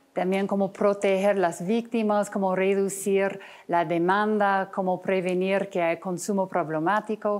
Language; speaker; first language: Spanish; non-native, fluent; English